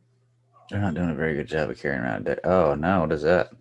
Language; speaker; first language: English; native; English